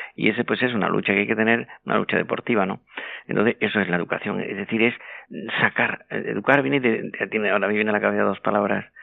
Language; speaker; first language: Spanish; native; Spanish